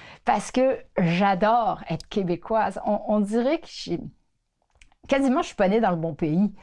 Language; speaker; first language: French; native; French